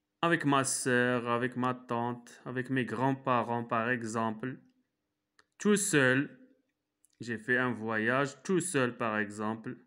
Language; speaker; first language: French; non-native, local second language; Arabic